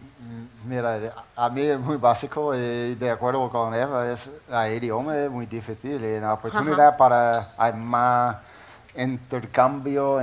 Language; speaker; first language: Spanish; non-native, learner; English